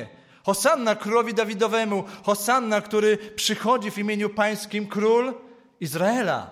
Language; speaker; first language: Polish; native; Polish